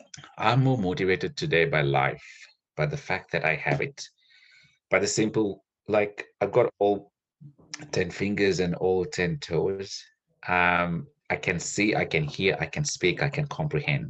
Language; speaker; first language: English; non-native, local second language; Sinhala